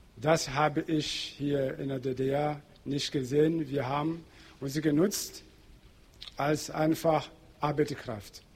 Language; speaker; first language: German; non-native, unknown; Portuguese